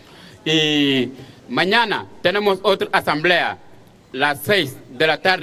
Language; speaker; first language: Spanish; non-native, fluent; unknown